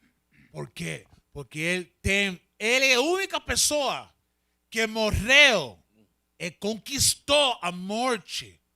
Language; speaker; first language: Portuguese; non-native, learner; Spanish